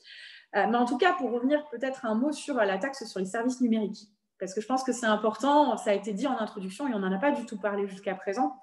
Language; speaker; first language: French; native; French